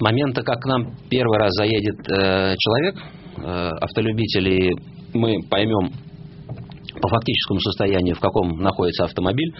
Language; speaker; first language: Russian; native; Russian